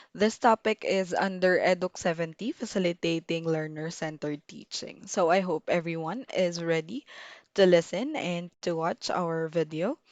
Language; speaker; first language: English; non-native, local second language; Filipino